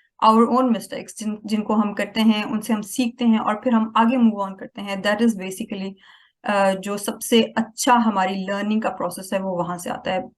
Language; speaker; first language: Urdu; native; Urdu